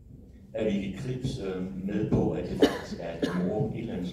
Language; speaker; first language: Danish; native; Danish